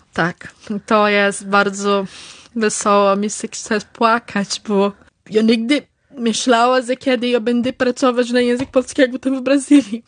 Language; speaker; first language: Polish; early bilingual, heritage; Polish